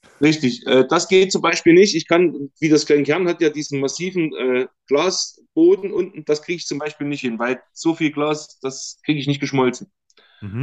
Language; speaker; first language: German; native; German